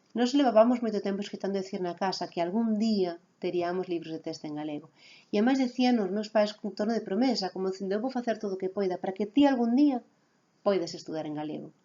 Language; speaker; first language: Galician; native; Galician